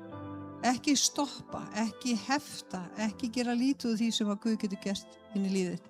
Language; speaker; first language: Icelandic; native; Icelandic